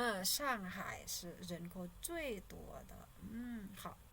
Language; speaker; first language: Chinese; non-native, fluent; Indonesian